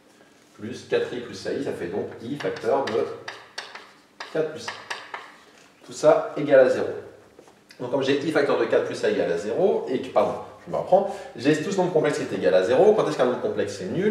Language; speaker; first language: French; native; French